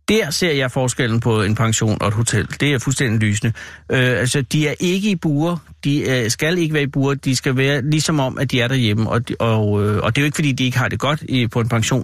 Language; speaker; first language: Danish; native; Danish